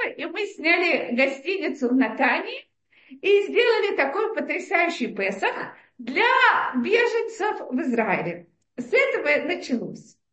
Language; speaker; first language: Russian; native; Russian